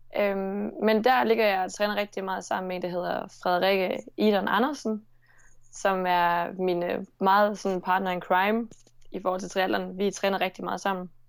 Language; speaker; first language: Danish; native; Danish